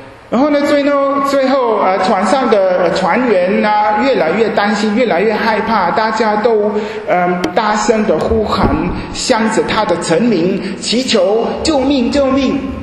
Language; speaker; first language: Chinese; non-native, fluent; German